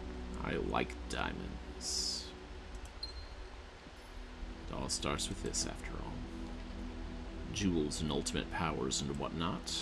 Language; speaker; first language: English; native; English